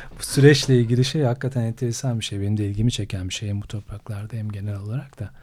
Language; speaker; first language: Turkish; native; Turkish